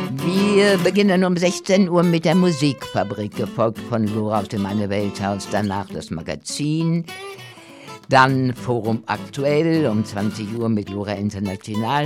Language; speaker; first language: German; native; German